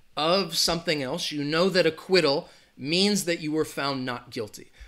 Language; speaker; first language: English; native; English